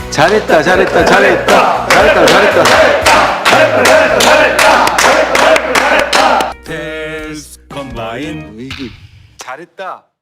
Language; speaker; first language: Korean; native; Korean